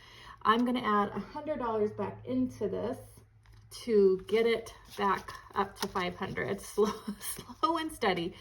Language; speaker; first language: English; native; English